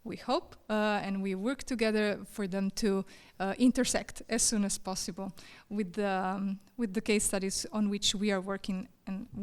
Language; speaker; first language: English; non-native, fluent; Slovenian